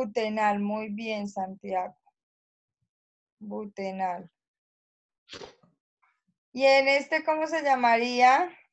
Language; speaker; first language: Spanish; native; Spanish